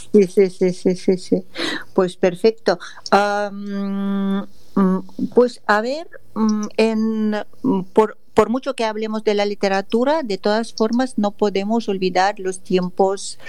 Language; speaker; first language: Spanish; non-native, fluent; Russian